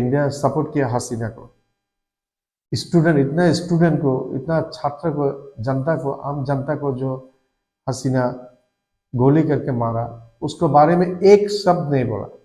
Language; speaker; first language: Hindi; non-native, learner; Bangla